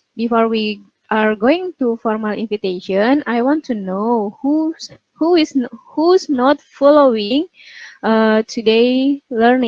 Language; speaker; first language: English; non-native, fluent; Indonesian